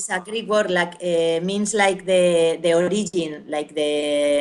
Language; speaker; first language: English; non-native, learner; Spanish